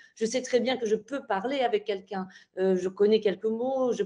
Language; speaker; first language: French; native; French